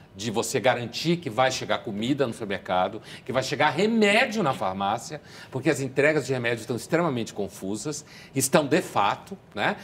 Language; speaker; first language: Portuguese; native; Portuguese